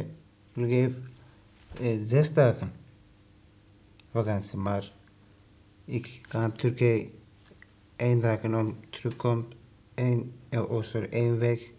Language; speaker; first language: Dutch; non-native, learner; Turkish